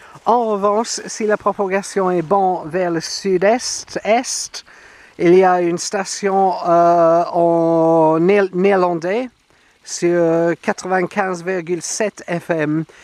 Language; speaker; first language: French; non-native, fluent; English